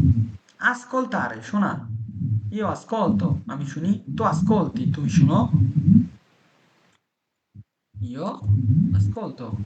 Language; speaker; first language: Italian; non-native, fluent; Bangla